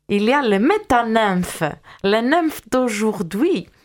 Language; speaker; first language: French; non-native, fluent; Greek